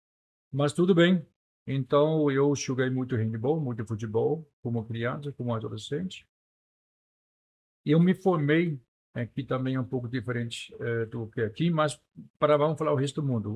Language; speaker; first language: Portuguese; non-native, fluent; Danish